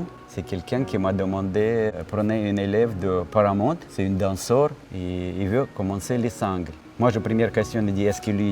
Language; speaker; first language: French; non-native, fluent; Russian